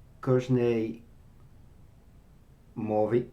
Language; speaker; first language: Czech; non-native, learner; French